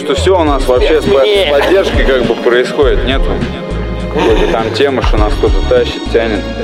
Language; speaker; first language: Russian; native; Russian